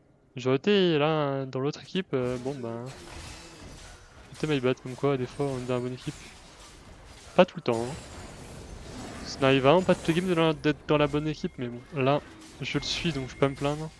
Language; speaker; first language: French; native; French